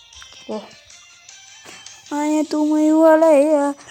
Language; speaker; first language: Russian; non-native, local second language; Kazakh